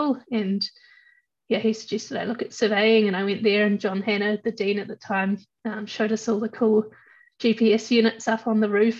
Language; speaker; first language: English; native; English